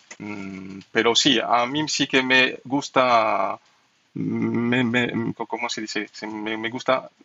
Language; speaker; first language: Spanish; non-native, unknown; French